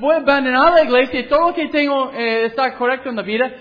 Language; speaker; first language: Spanish; non-native, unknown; English